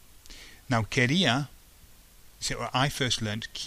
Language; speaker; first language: Spanish; non-native, learner; English